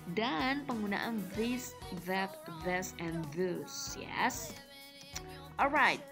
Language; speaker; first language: English; non-native, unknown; Indonesian